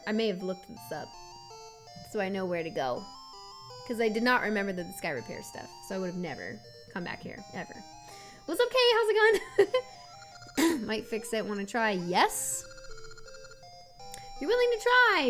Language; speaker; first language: English; native; English